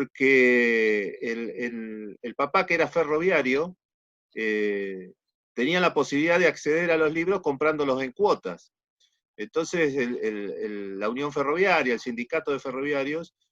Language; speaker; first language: Spanish; native; Spanish